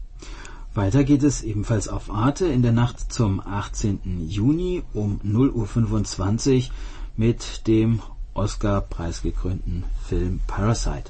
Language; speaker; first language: German; native; German